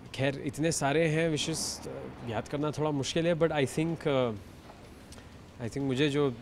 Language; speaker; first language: Hindi; native; Hindi